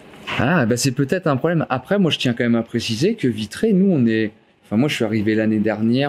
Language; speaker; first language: French; native; French